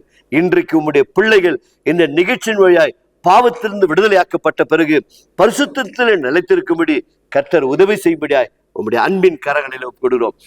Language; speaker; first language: Tamil; native; Tamil